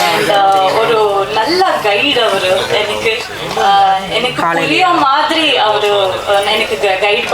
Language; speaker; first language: Tamil; non-native, learner; Kannada